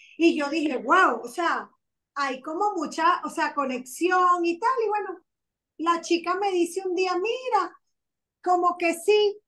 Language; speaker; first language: Spanish; native; Spanish